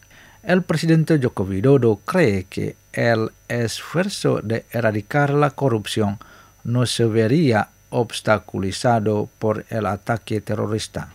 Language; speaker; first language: Spanish; non-native, fluent; Indonesian